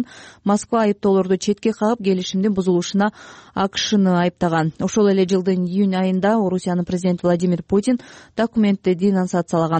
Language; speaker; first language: Kyrgyz; native; Kyrgyz